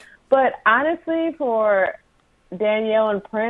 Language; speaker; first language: English; native; English